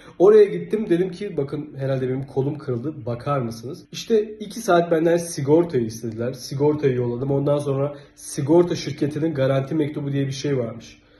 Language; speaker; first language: Turkish; native; Turkish